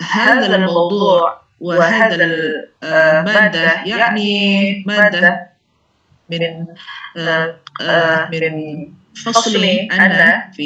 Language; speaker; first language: Arabic; non-native, fluent; Indonesian